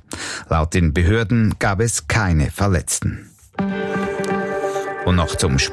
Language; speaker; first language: German; native; German